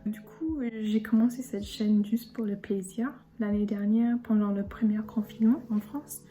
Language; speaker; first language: French; non-native, fluent; English